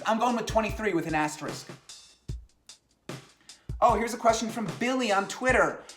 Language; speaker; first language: English; native; English